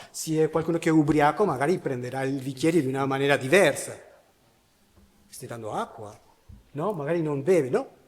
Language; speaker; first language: Italian; non-native, learner; Spanish